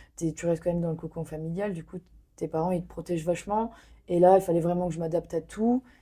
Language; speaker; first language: French; non-native, local second language; Arabic